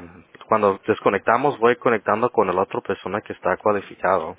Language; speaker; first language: Spanish; early bilingual, heritage; Spanish